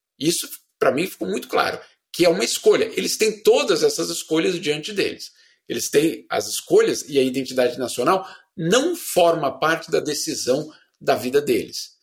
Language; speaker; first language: Portuguese; native; Portuguese